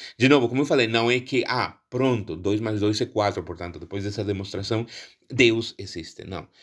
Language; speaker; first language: Portuguese; non-native, fluent; Spanish